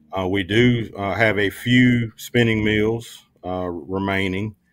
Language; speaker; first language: English; native; English